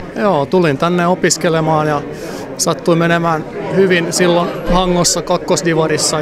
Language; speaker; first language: Finnish; non-native, local second language; Swedish